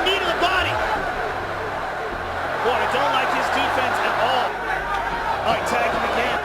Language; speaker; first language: English; native; English